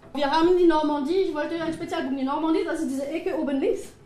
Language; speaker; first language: German; non-native, fluent; French